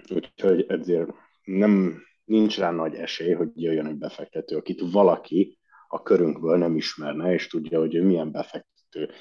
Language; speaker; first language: Hungarian; early bilingual, heritage; Hungarian